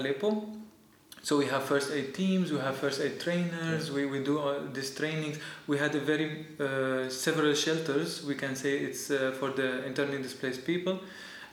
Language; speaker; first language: English; non-native, fluent; Arabic